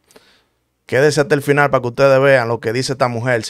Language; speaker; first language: Spanish; native; Spanish